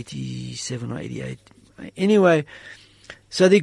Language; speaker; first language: English; native; English